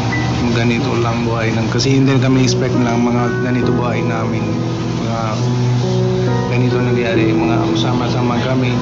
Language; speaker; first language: Filipino; non-native, learner; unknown